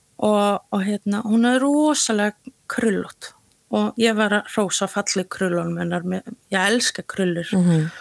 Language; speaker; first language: Icelandic; native; Icelandic